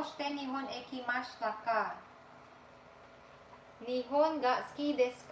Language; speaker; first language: Japanese; non-native, fluent; Filipino